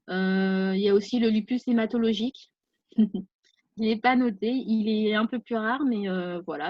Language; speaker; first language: French; native; French